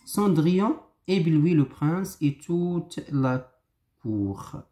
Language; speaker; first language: French; non-native, local second language; Arabic